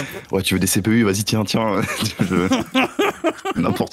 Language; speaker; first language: French; native; French